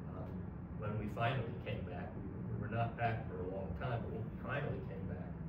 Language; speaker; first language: English; native; English